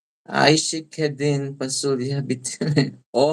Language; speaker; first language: Turkish; non-native, learner; Filipino